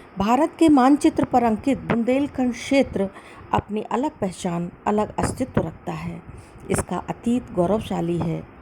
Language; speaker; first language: Hindi; native; Hindi